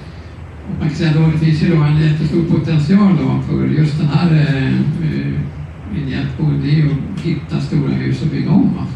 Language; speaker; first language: Swedish; native; Swedish